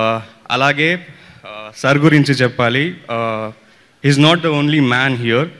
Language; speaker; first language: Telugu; non-native, local second language; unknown